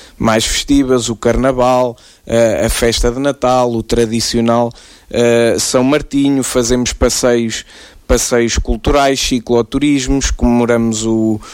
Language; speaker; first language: Portuguese; native; Portuguese